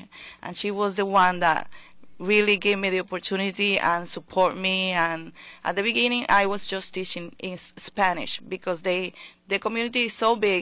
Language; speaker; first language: English; non-native, fluent; Spanish